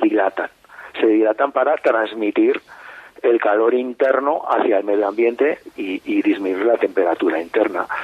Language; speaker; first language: Spanish; native; Spanish